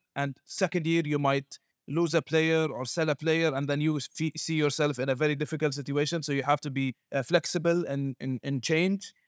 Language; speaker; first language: English; non-native, fluent; Arabic